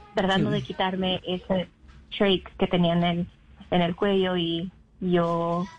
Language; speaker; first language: Spanish; early bilingual, heritage; Spanish